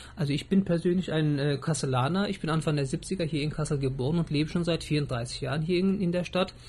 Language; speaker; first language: German; early bilingual, other home language; Turkish